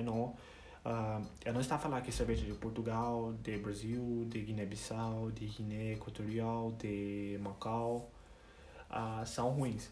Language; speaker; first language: Portuguese; non-native, fluent; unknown